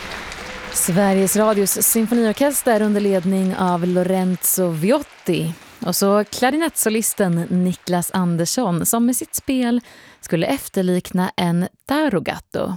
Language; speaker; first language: Swedish; native; Swedish